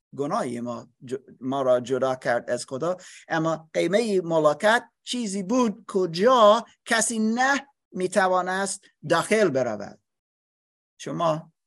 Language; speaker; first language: Persian; non-native, learner; English